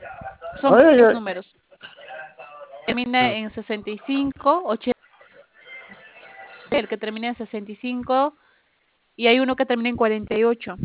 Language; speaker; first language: Spanish; native; Spanish